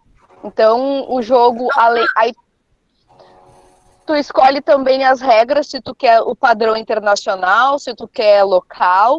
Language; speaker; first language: Portuguese; native; Portuguese